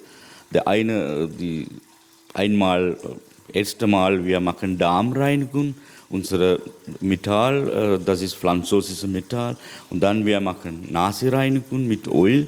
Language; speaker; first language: German; non-native, learner; Sinhala